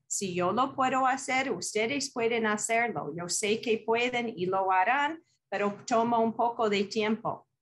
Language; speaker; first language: Spanish; non-native, fluent; English